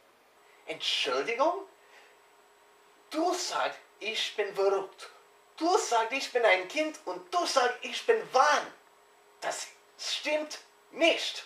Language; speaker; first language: German; non-native, learner; English